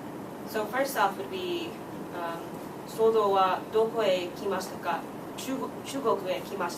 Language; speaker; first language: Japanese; non-native, learner; English